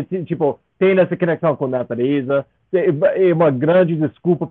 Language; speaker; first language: Portuguese; non-native, fluent; English